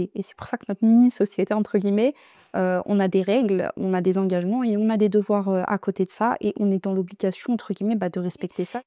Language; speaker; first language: French; native; French